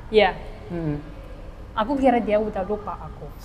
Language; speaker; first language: Indonesian; non-native, fluent; Chinese